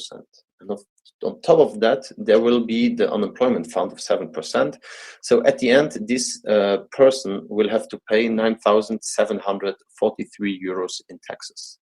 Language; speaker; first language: English; non-native, fluent; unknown